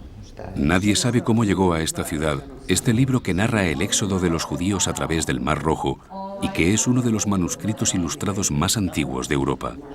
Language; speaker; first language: Spanish; native; Spanish